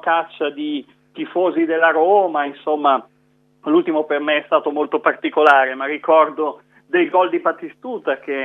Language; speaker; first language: Italian; native; Italian